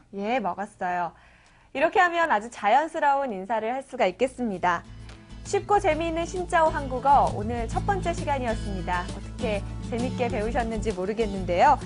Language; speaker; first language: Korean; native; Korean